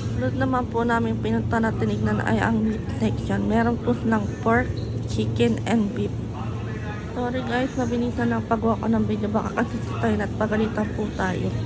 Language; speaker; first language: Filipino; native; Filipino